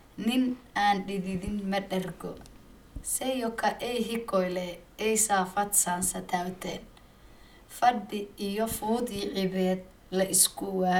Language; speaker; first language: Finnish; early bilingual, other home language; Somali